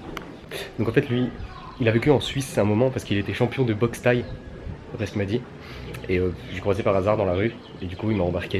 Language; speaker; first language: French; native; French